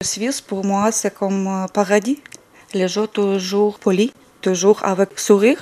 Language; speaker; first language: French; non-native, learner; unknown